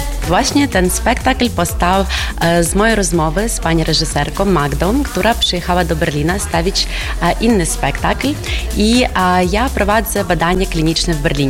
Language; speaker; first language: Polish; non-native, fluent; Ukrainian